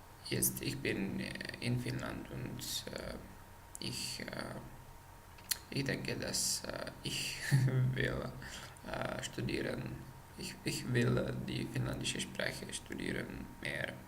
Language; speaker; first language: German; non-native, learner; Czech